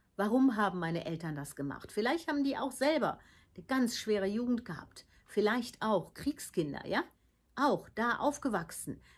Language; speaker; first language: German; early bilingual, heritage; Dutch